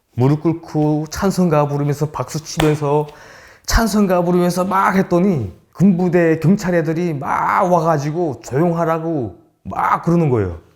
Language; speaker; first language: Korean; native; Korean